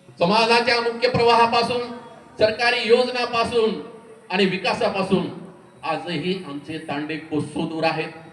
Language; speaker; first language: Marathi; non-native, local second language; Lambadi